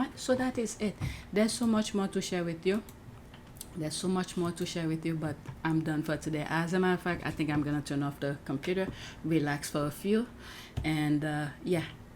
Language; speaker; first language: English; native; English